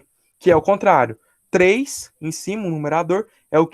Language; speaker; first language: Portuguese; native; Portuguese